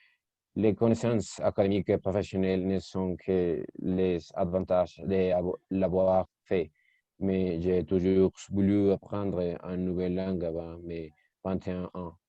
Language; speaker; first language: French; non-native, learner; Spanish